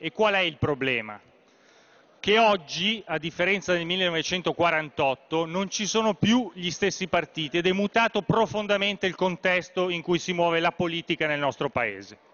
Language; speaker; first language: Italian; native; Italian